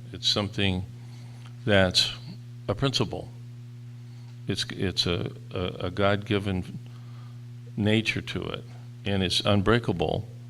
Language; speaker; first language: English; native; English